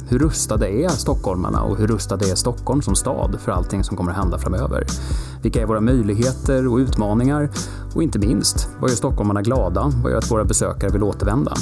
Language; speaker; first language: Swedish; native; Swedish